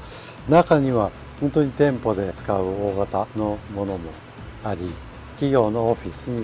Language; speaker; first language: Japanese; native; Japanese